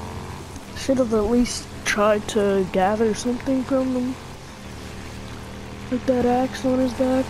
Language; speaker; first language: English; native; English